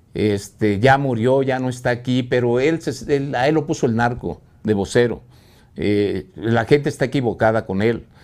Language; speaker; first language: Spanish; native; Spanish